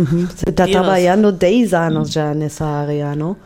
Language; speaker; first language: Portuguese; non-native, fluent; German